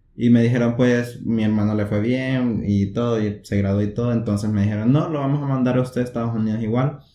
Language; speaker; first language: Spanish; native; Spanish